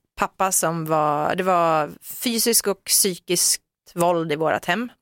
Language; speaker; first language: Swedish; native; Swedish